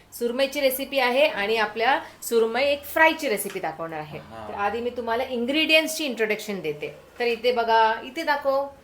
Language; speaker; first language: Marathi; native; Marathi